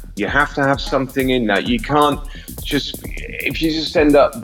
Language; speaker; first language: English; native; English